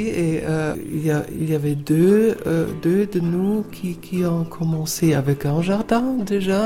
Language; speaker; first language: French; non-native, fluent; German